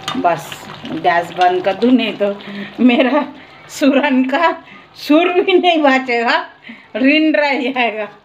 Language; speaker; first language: Hindi; non-native, local second language; Bangla